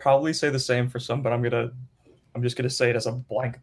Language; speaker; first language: English; native; English